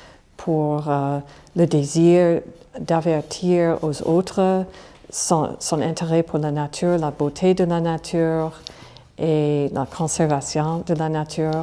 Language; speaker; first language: French; non-native, fluent; English